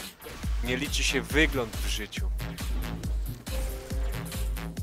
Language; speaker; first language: Polish; native; Polish